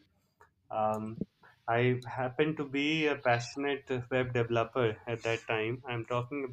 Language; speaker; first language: English; non-native, local second language; Hindi